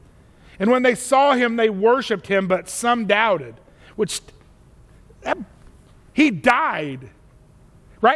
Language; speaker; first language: English; native; English